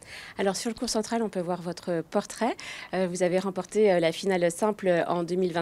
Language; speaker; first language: French; native; French